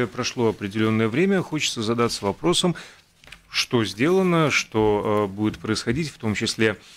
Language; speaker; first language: Russian; native; Russian